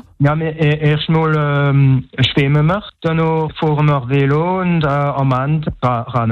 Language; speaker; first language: German; non-native, local second language; French